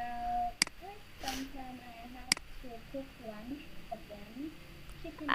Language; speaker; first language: English; non-native, learner; Vietnamese